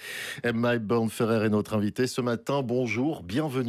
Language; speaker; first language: French; native; French